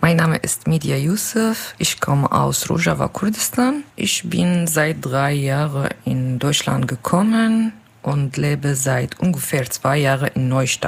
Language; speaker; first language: German; non-native, fluent; Kurdish